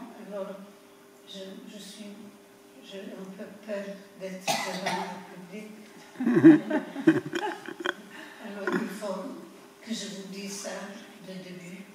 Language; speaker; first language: French; non-native, fluent; Polish